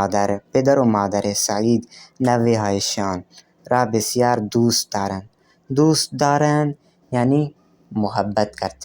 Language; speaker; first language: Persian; non-native, fluent; Urdu